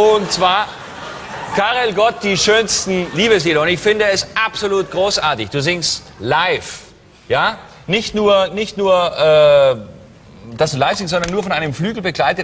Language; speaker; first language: German; native; German